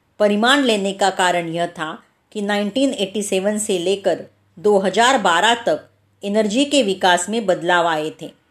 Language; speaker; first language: Hindi; non-native, local second language; Marathi